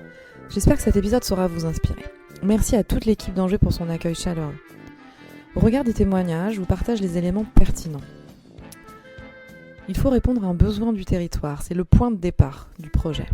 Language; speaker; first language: French; native; French